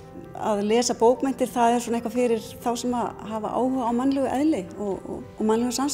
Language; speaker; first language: Icelandic; non-native, fluent; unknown